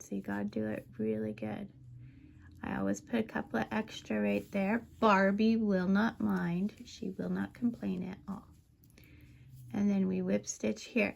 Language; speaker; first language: English; native; English